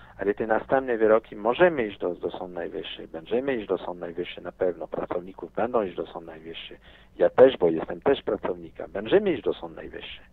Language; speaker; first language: Polish; non-native, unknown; French